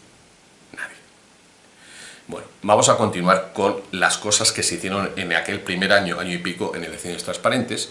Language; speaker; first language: Spanish; native; Spanish